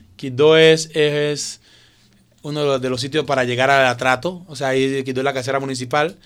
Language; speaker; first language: Spanish; native; Spanish